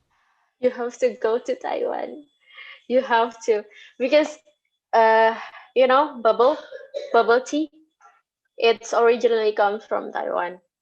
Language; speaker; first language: English; non-native, fluent; Indonesian